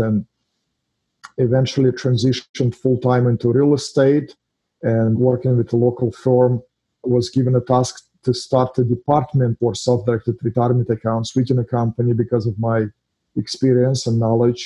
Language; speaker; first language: English; non-native, fluent; Russian